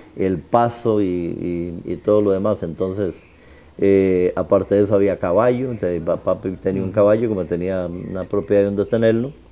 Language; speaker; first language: Spanish; native; Spanish